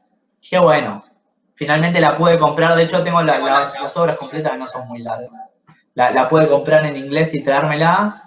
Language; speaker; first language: Spanish; native; Spanish